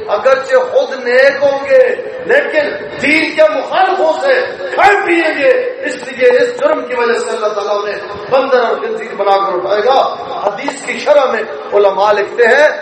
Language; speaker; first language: Urdu; non-native, local second language; Punjabi